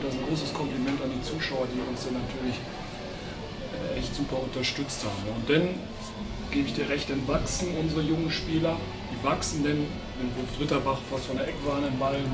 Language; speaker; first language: German; native; German